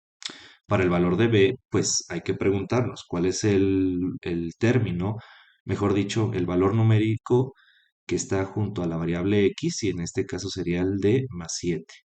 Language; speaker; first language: Spanish; native; Spanish